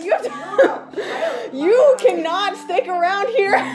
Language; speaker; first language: English; native; English